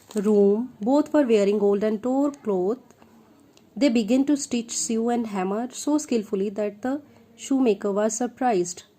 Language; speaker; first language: English; non-native, local second language; Punjabi